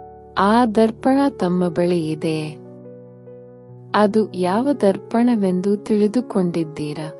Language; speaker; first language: Kannada; native; Kannada